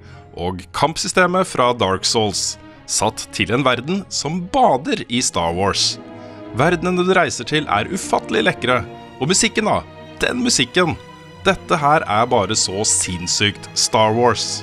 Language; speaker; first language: Norwegian; native; Norwegian